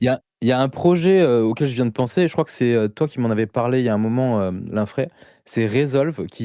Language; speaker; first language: French; native; French